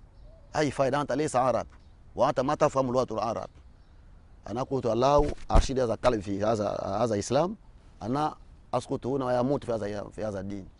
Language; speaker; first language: Arabic; non-native, learner; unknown